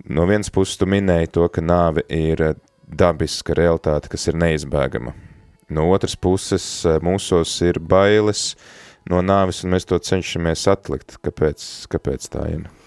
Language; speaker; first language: Latvian; native; Latvian